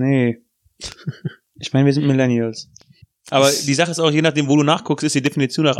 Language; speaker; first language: German; native; German